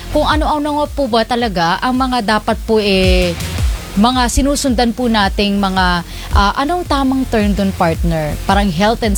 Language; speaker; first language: Filipino; native; Filipino